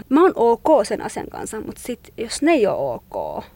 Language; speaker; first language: Finnish; non-native, fluent; Kurdish